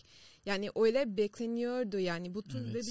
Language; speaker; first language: Turkish; non-native, fluent; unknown